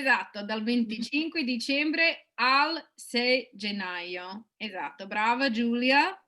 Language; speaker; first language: Italian; non-native, fluent; English